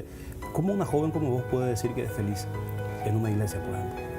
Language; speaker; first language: Spanish; native; Spanish